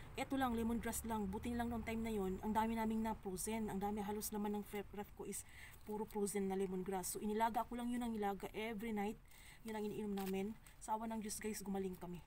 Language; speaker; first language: Filipino; non-native, local second language; Cebuano